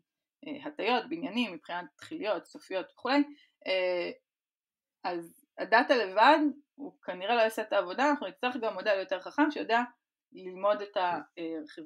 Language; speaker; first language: Hebrew; native; Hebrew